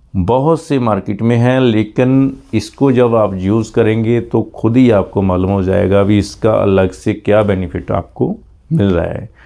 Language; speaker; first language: Hindi; non-native, local second language; Punjabi